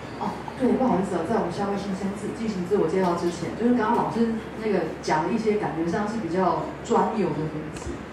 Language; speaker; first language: Chinese; native; Chinese